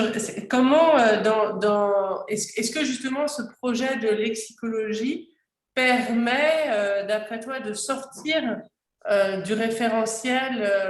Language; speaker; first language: French; native; French